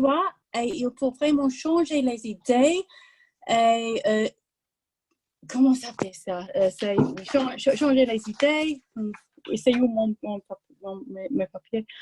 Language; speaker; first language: French; non-native, fluent; English